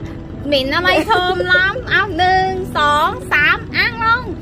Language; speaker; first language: Vietnamese; early bilingual, heritage; Vietnamese